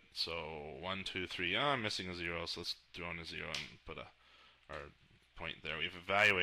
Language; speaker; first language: English; native; English